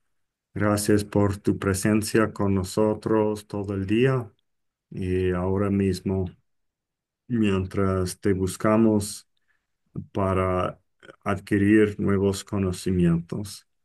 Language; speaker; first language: Spanish; non-native, fluent; English